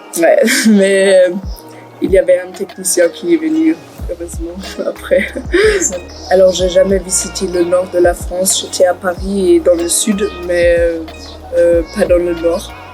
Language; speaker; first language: French; non-native, learner; German